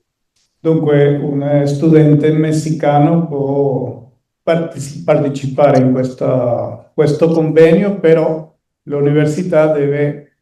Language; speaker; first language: Italian; non-native, learner; Spanish